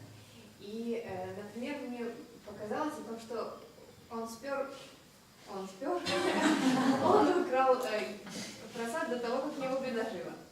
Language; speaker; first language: Russian; native; Russian